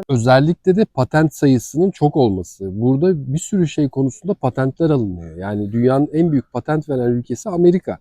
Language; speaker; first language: Turkish; native; Turkish